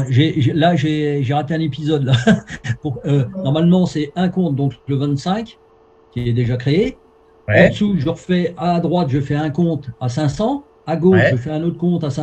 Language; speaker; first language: French; native; French